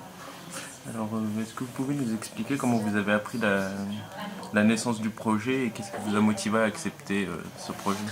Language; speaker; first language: French; native; French